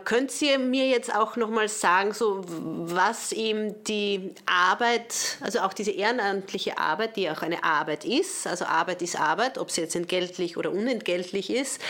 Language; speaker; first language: German; native; German